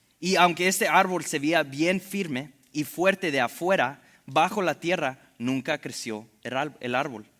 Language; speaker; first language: Spanish; early bilingual, heritage; Spanish